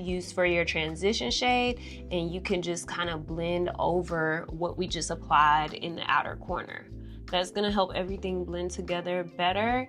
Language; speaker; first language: English; native; English